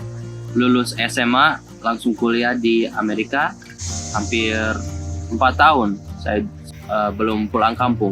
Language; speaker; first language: Indonesian; non-native, local second language; English